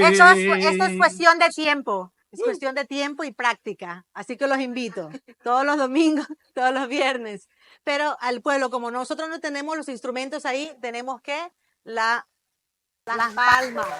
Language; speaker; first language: Spanish; native; Spanish